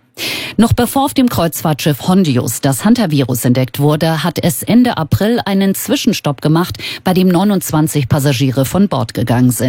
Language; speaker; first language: German; native; German